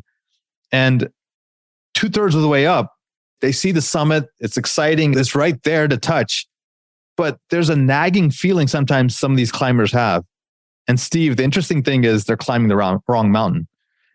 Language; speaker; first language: English; native; English